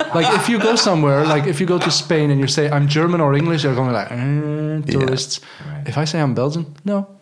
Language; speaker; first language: English; non-native, fluent; Dutch